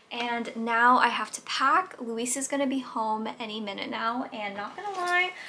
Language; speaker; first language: English; native; English